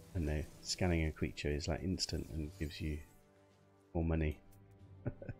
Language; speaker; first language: English; native; English